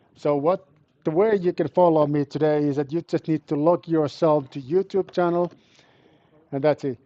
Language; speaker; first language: English; non-native, fluent; Finnish